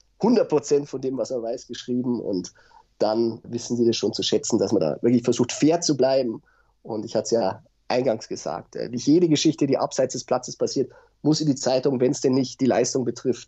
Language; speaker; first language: German; native; German